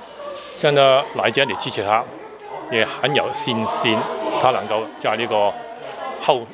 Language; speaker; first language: Chinese; non-native, fluent; Cantonese